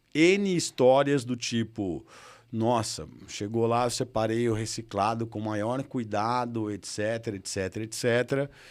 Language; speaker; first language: Portuguese; native; Portuguese